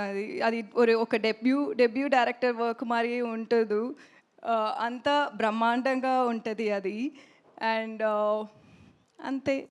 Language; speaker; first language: Telugu; non-native, learner; Tamil